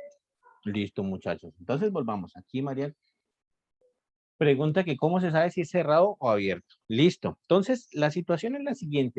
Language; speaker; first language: Spanish; native; Spanish